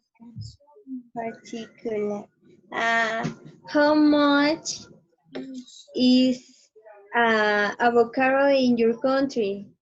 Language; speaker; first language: English; non-native, learner; Spanish